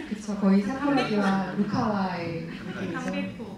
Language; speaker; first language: Korean; native; Korean